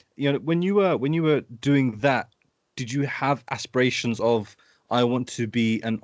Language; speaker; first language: English; native; English